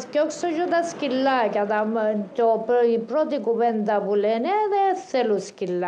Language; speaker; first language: Greek; non-native, local second language; Turkish